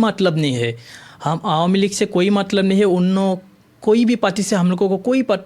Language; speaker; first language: Hindi; non-native, learner; Bangla